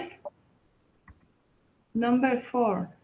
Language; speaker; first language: English; non-native, learner; Spanish